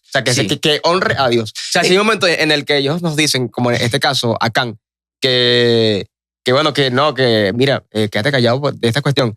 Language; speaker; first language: Spanish; native; Spanish